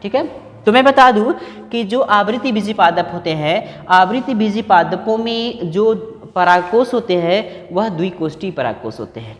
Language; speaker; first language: Hindi; native; Hindi